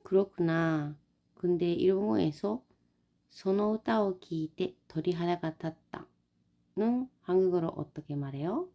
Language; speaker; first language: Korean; non-native, learner; Japanese